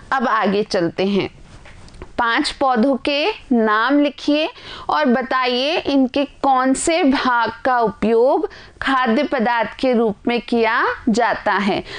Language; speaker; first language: Hindi; native; Hindi